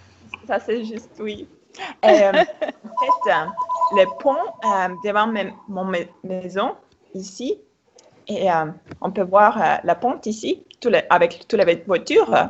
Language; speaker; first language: French; non-native, fluent; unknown